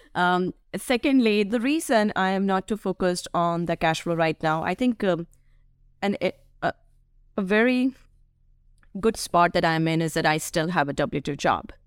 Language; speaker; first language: English; non-native, local second language; Hindi